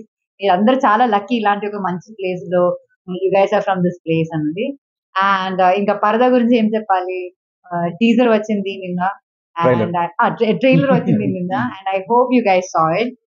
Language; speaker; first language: Telugu; non-native, local second language; Malayalam